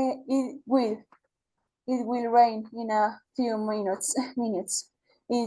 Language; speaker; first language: English; non-native, learner; Spanish